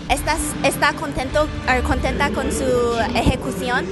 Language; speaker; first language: Portuguese; non-native, learner; Spanish